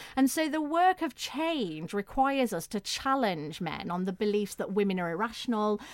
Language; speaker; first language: English; native; English